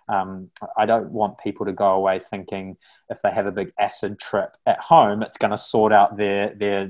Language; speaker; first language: English; native; English